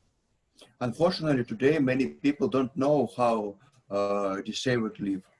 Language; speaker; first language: English; non-native, learner; Russian